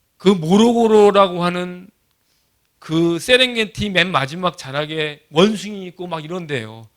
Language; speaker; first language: Korean; native; Korean